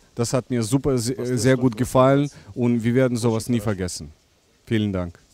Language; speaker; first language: German; non-native, learner; Russian